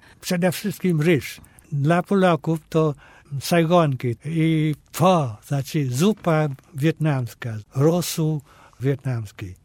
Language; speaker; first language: Polish; non-native, fluent; Vietnamese